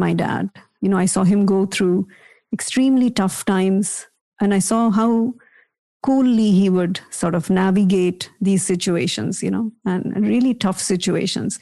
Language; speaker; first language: English; non-native, local second language; Kannada